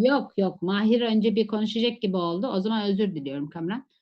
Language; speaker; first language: Turkish; native; Turkish